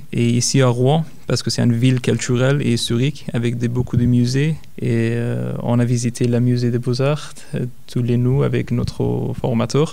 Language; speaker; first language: French; non-native, fluent; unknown